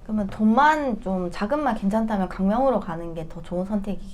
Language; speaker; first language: Korean; native; Korean